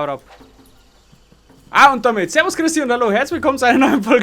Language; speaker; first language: German; native; German